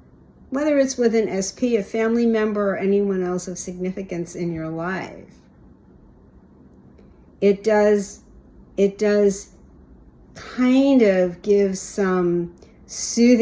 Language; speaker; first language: English; native; English